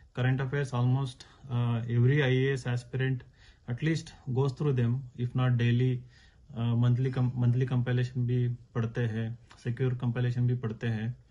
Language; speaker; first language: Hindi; non-native, local second language; Kannada